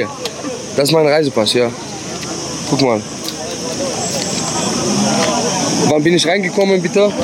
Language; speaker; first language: German; non-native, learner; Arabic